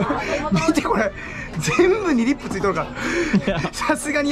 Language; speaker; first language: Japanese; native; Japanese